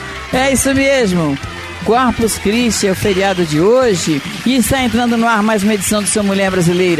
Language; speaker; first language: Portuguese; native; Portuguese